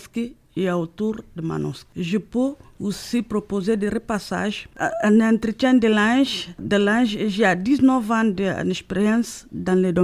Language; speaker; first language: French; native; French